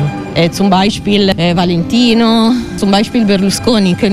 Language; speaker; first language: German; non-native, learner; Italian